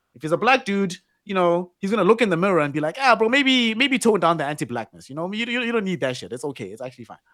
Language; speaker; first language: English; non-native, local second language; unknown